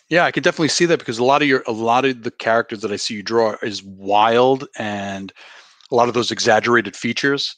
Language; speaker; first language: English; native; English